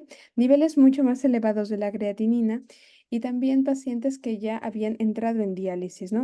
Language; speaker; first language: Spanish; native; Spanish